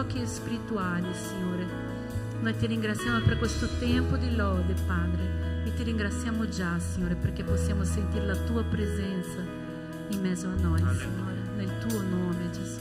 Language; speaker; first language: Italian; non-native, fluent; Portuguese